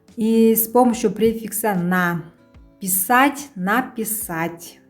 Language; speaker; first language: Russian; non-native, local second language; Kazakh